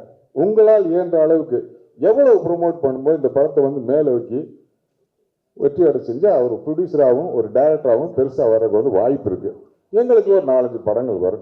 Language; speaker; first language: Tamil; native; Tamil